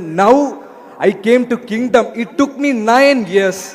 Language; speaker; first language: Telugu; non-native, learner; Malayalam